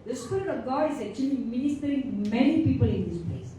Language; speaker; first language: English; non-native, local second language; Tamil